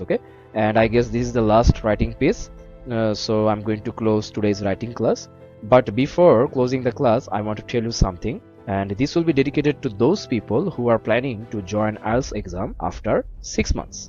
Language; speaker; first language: English; non-native, local second language; Bangla